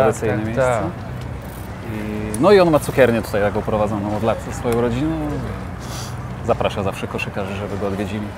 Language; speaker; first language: Polish; native; Polish